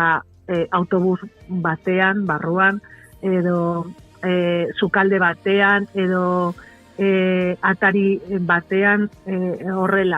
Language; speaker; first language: Basque; non-native, local second language; Spanish